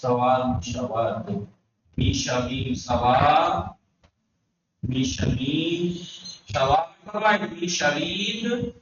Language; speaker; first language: Persian; non-native, fluent; Urdu